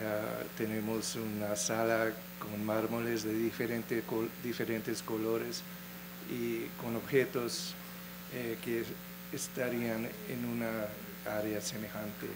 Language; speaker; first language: Spanish; non-native, fluent; English